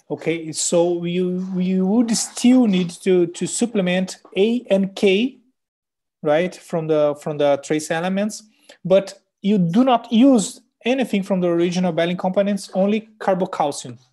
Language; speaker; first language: English; non-native, fluent; Portuguese